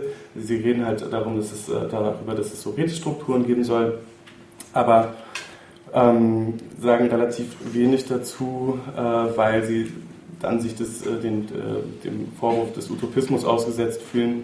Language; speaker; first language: German; native; German